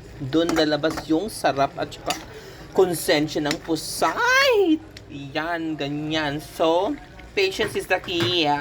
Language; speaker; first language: Filipino; non-native, local second language; Cebuano